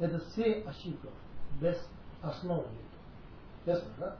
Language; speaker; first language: Russian; non-native, learner; Tibetan